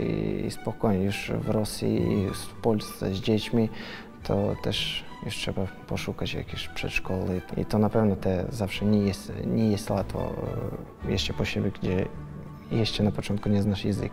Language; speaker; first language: Polish; non-native, learner; Russian